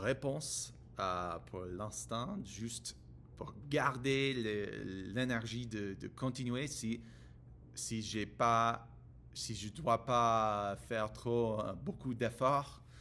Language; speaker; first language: French; non-native, learner; English